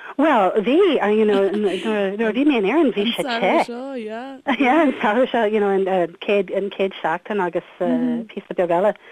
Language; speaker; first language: Irish; non-native, learner; English